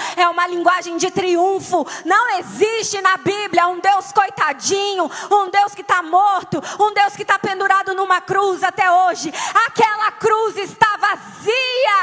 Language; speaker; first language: Portuguese; native; Portuguese